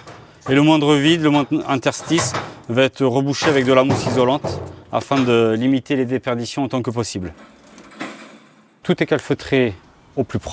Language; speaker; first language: French; native; French